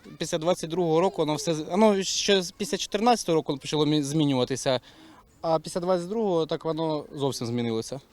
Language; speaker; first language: Ukrainian; non-native, local second language; Russian